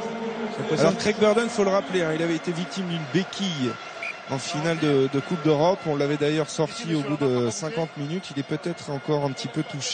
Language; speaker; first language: French; native; French